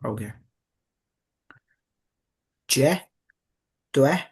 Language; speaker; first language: French; non-native, learner; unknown